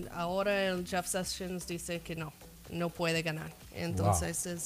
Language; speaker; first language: Spanish; non-native, fluent; English